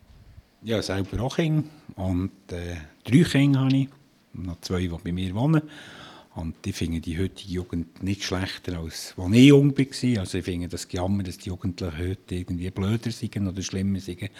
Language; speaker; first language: German; native; German